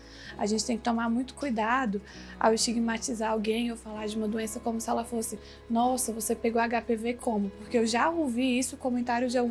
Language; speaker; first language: Portuguese; native; Portuguese